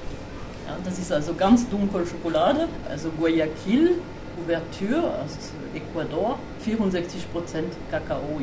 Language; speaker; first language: German; non-native, fluent; French